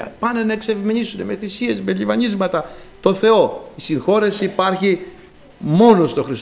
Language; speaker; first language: Greek; native; Greek